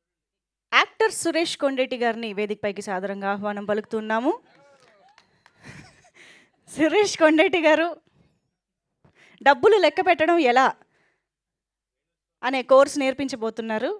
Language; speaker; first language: Telugu; native; Telugu